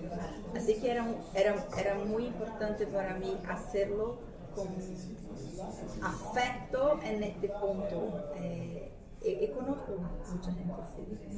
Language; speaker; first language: Spanish; non-native, fluent; Portuguese